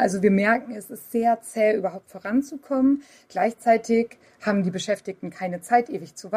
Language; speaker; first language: German; native; German